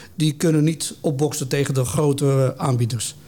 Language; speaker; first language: Dutch; native; Dutch